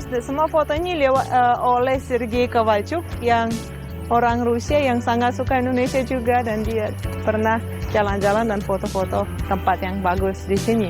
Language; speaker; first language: Indonesian; non-native, fluent; Russian